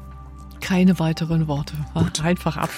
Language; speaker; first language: German; native; German